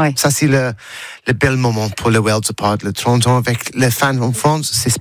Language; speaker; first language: French; non-native, learner; English